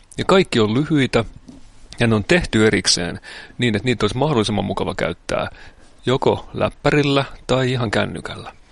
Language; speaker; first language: Finnish; native; Finnish